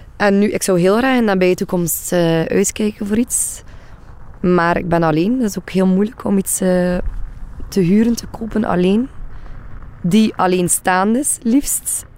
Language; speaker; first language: Dutch; native; Dutch